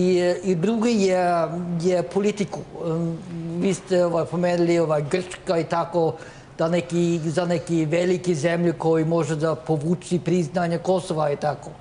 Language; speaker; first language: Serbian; non-native, learner; Norwegian